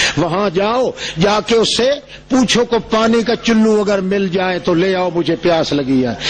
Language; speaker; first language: Urdu; non-native, local second language; Saraiki